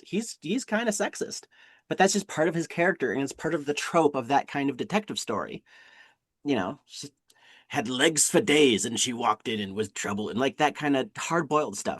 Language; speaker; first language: English; native; English